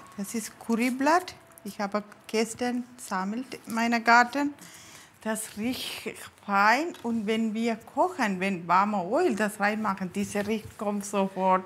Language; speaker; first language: German; non-native, learner; Tamil